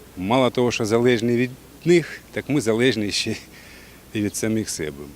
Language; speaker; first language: Ukrainian; native; Ukrainian